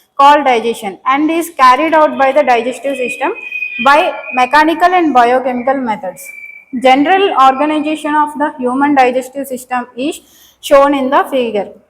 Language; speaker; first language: English; non-native, local second language; Telugu